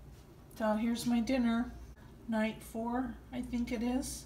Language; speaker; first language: English; native; English